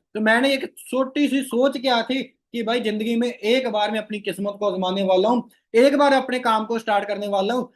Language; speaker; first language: Hindi; non-native, local second language; Rajasthani